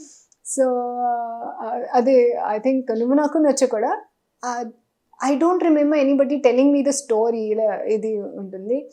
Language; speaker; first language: Telugu; non-native, learner; Hindi